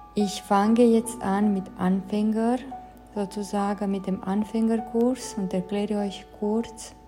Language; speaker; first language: German; non-native, fluent; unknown